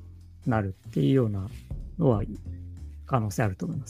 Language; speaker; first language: Japanese; native; Japanese